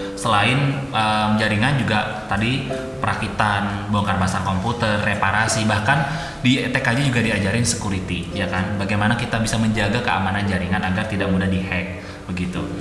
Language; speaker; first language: Indonesian; non-native, local second language; Madurese